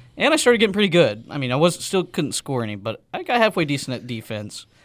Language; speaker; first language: English; native; English